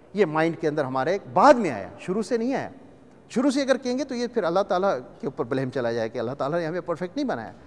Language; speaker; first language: Urdu; non-native, local second language; Punjabi